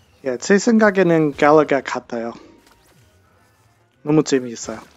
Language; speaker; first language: Korean; non-native, fluent; English